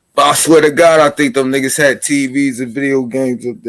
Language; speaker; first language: English; native; English